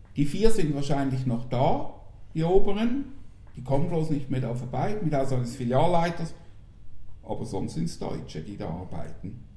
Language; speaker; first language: German; native; German